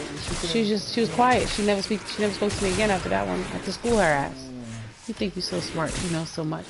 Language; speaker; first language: English; native; English